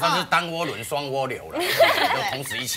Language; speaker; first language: Chinese; native; Chinese